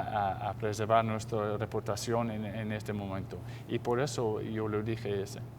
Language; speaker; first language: Spanish; non-native, fluent; English